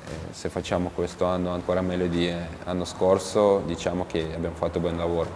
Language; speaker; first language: Italian; non-native, fluent; Ukrainian